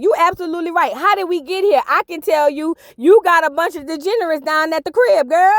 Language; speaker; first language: English; native; English